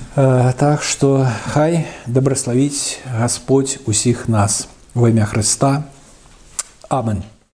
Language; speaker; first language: Belarusian; non-native, local second language; Russian